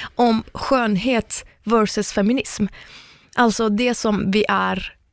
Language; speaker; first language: Swedish; early bilingual, other home language; Persian